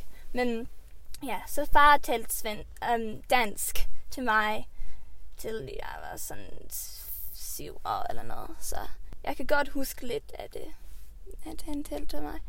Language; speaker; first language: Danish; early bilingual, heritage; Swedish